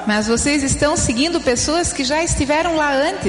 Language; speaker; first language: Portuguese; native; Portuguese